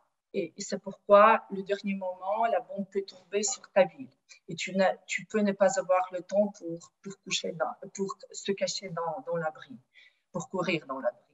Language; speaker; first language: French; non-native, fluent; Ukrainian